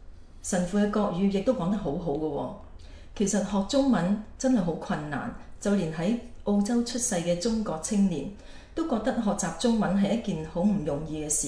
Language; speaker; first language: Chinese; native; Chinese